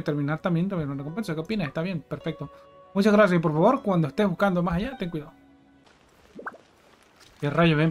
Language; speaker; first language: Spanish; native; Spanish